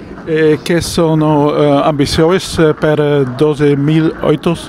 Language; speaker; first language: Portuguese; non-native, learner; Spanish